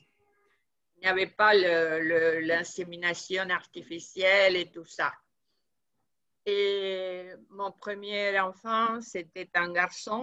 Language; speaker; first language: French; non-native, fluent; Spanish